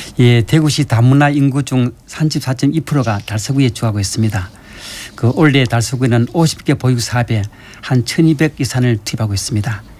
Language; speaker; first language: Korean; native; Korean